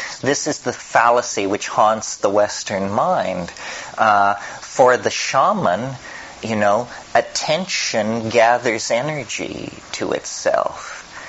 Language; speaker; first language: English; native; English